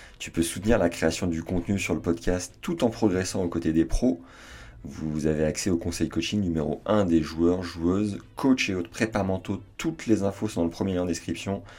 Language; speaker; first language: French; native; French